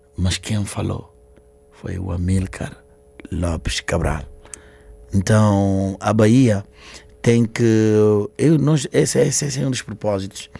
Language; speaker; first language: Portuguese; non-native, local second language; Upper Guinea Crioulo